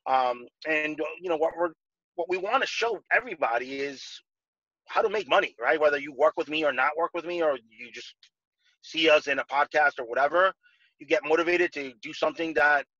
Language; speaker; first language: English; non-native, fluent; Spanish